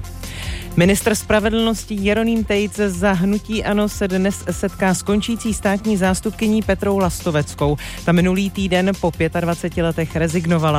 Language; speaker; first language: Czech; native; Czech